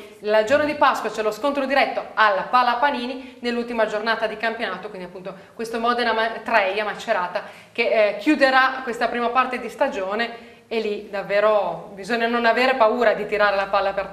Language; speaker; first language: Italian; native; Italian